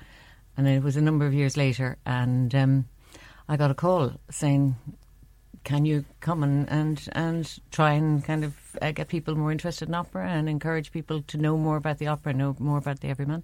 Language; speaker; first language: English; native; English